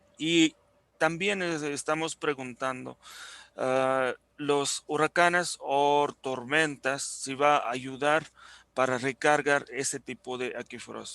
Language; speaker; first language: Spanish; non-native, fluent; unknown